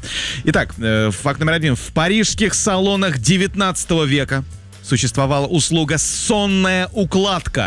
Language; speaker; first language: Russian; native; Russian